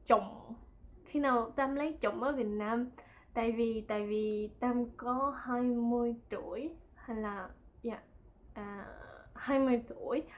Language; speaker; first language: Vietnamese; non-native, learner; French